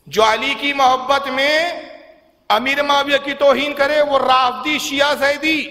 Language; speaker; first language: Urdu; native; Urdu